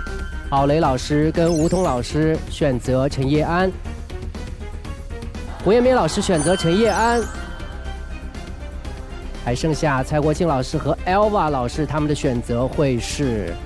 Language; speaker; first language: Chinese; native; Chinese